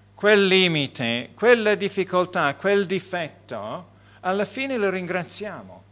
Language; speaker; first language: Italian; non-native, fluent; English